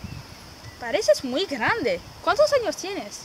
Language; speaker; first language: Spanish; non-native, learner; French